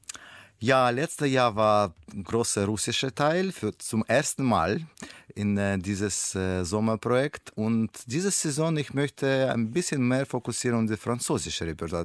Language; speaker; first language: German; non-native, learner; Russian